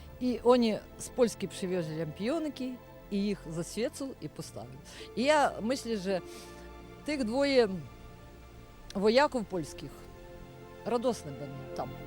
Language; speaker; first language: Ukrainian; non-native, local second language; Polish